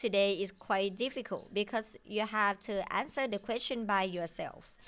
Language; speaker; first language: English; non-native, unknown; Thai